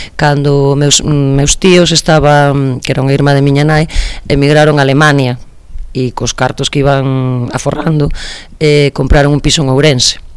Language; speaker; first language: Galician; non-native, local second language; Spanish